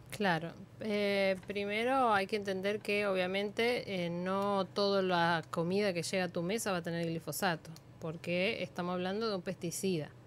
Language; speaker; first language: Spanish; native; Spanish